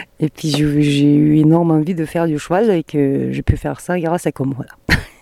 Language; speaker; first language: French; non-native, fluent; Russian